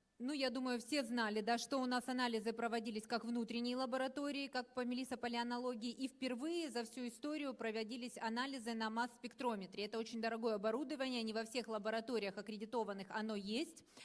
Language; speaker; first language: Russian; native; Russian